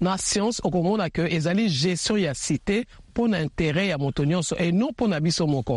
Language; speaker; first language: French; non-native, local second language; Lingala